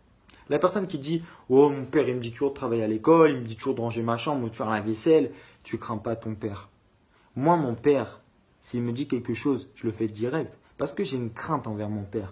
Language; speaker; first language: French; native; French